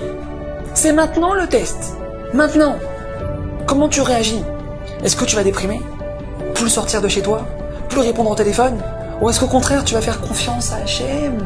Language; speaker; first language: French; native; French